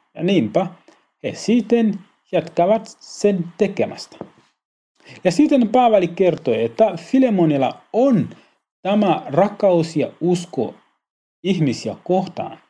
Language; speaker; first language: Finnish; non-native, learner; Swahili